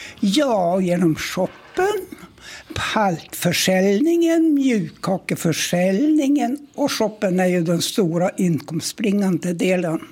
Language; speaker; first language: Swedish; native; Swedish